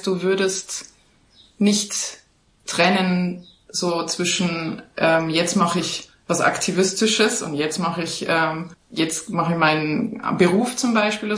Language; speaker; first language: German; native; German